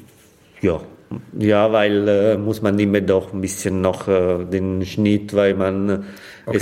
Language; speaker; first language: German; non-native, fluent; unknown